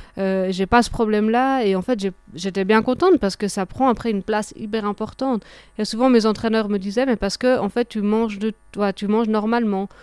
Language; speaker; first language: French; native; French